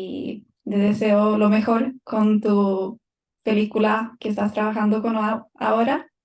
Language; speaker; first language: Spanish; non-native, fluent; Swedish